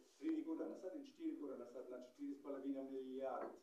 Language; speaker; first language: Russian; non-native, learner; German